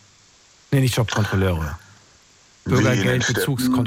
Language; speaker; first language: German; native; German